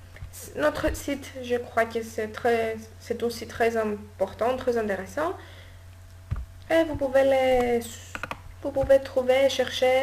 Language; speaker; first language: French; non-native, learner; Greek